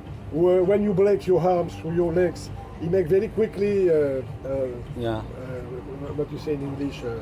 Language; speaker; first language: English; non-native, learner; French